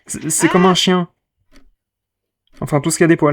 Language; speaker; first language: French; native; French